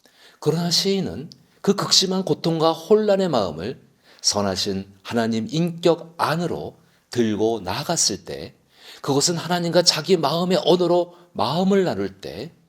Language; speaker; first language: Korean; native; Korean